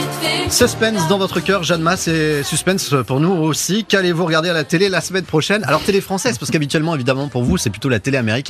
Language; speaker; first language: French; native; French